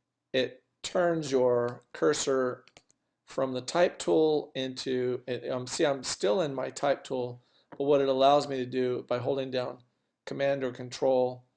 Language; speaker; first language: English; native; English